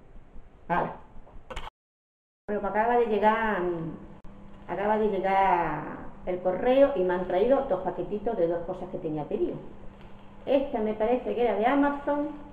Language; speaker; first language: Spanish; native; Spanish